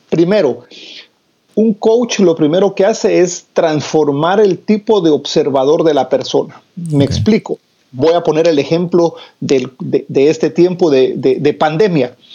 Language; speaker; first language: Spanish; native; Spanish